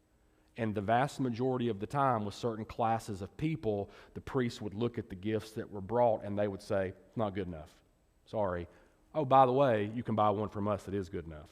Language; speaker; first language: English; native; English